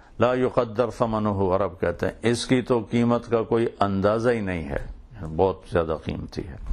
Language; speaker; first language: Urdu; non-native, local second language; Punjabi